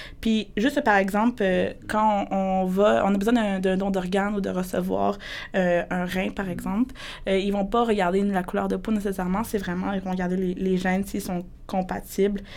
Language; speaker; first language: French; early bilingual, other home language; Spanish